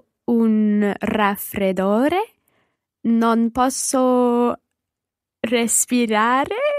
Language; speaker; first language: Italian; non-native, learner; English